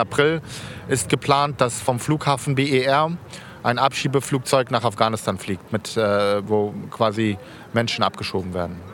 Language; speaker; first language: German; early bilingual, other home language; Persian